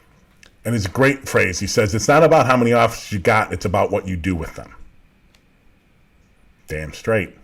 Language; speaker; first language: English; native; English